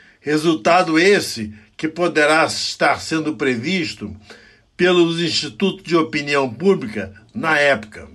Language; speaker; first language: Portuguese; native; Portuguese